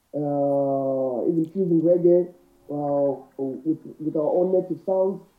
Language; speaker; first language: English; non-native, local second language; Shona